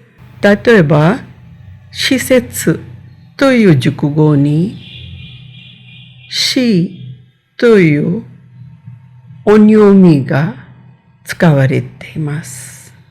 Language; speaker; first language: Japanese; non-native, fluent; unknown